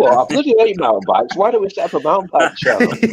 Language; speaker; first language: English; native; English